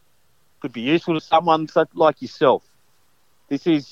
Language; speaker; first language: English; native; English